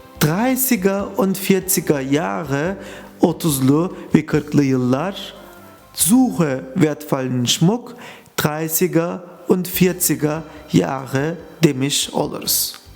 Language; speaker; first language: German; non-native, fluent; Turkish